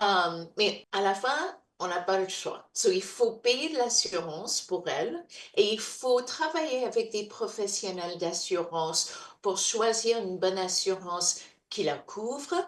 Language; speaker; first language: French; non-native, fluent; English